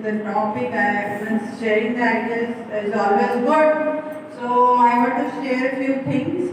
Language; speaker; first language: English; non-native, local second language; Hindi